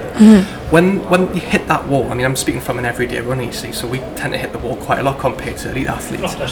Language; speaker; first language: English; native; English